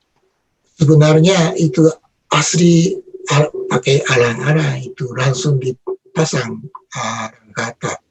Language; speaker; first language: Indonesian; non-native, learner; Japanese